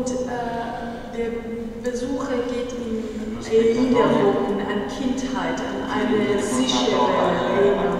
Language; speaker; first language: German; non-native, fluent; Persian